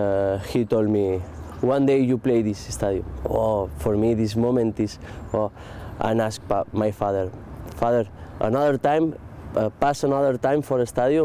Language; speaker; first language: English; non-native, learner; Spanish